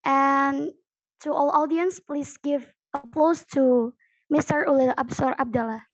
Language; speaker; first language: English; non-native, learner; Indonesian